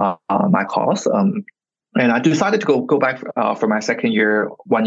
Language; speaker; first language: English; non-native, local second language; Cantonese